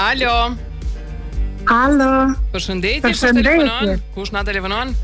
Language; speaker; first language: Albanian; native; Albanian